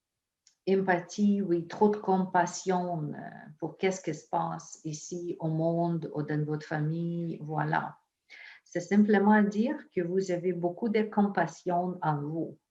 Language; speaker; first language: French; non-native, fluent; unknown